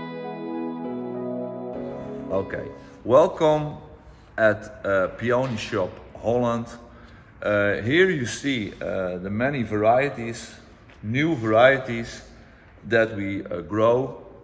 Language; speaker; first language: English; non-native, fluent; Dutch